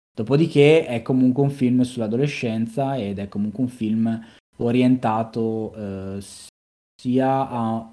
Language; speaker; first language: Italian; native; Italian